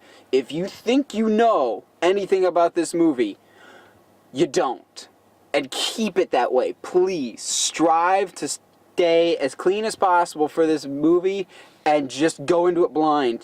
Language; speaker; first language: English; native; English